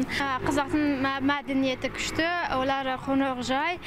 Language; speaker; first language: Kazakh; non-native, learner; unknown